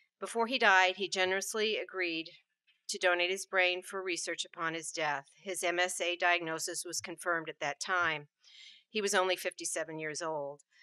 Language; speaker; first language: English; native; English